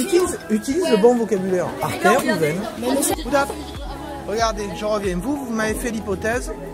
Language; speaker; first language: French; native; French